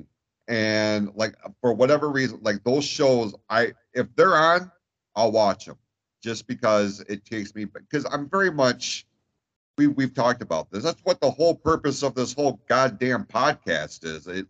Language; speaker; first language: English; native; English